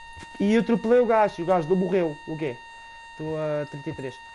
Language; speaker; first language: Portuguese; native; Portuguese